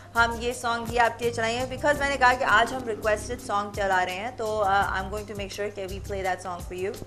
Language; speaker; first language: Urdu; native; Urdu